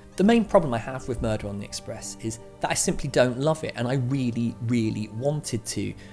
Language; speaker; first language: English; native; English